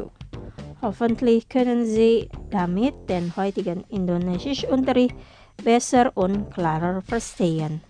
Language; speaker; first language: German; non-native, fluent; Indonesian